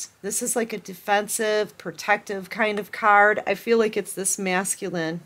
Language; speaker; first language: English; native; English